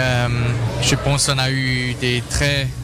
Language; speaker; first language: French; non-native, local second language; German